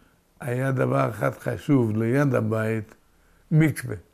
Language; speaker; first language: Hebrew; early bilingual, other home language; Yiddish